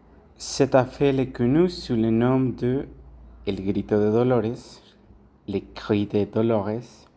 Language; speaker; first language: French; non-native, learner; Spanish